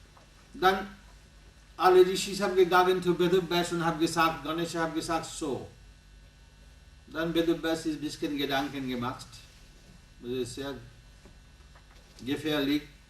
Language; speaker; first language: German; non-native, learner; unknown